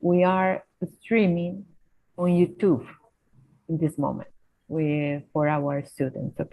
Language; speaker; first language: English; non-native, fluent; Spanish